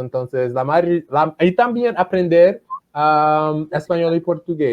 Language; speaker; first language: Spanish; non-native, fluent; English